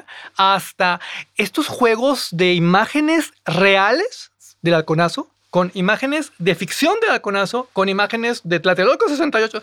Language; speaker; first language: Spanish; native; Spanish